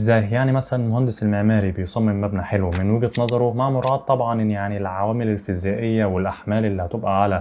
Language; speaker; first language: Arabic; native; Arabic